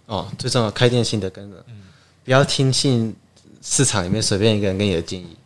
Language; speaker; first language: Chinese; native; Chinese